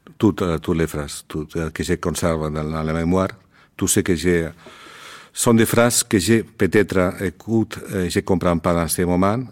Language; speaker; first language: French; non-native, learner; Spanish